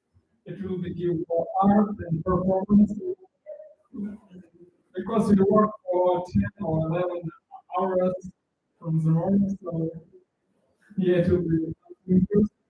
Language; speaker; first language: English; non-native, learner; Russian